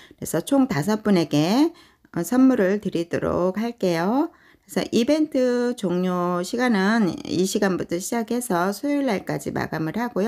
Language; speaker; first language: Korean; native; Korean